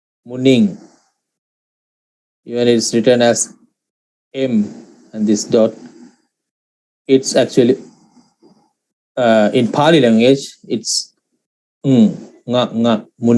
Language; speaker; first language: English; non-native, fluent; Vietnamese